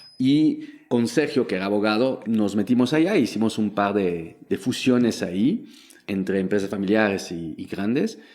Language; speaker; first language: Spanish; non-native, fluent; French